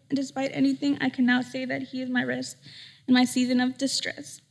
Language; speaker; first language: English; early bilingual, other home language; Spanish